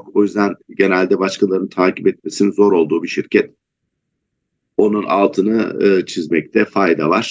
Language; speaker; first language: Turkish; native; Turkish